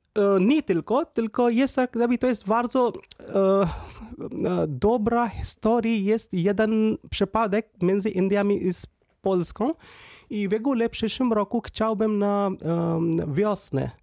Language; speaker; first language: Polish; non-native, fluent; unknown